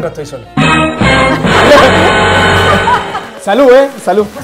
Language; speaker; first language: Spanish; native; Spanish